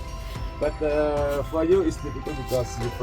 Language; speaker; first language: English; non-native, learner; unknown